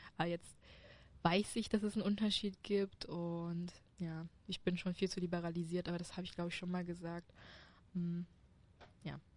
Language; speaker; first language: German; early bilingual, other home language; Chinese